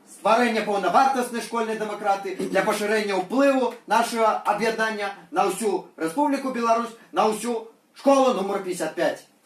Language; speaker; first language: Belarusian; non-native, local second language; Russian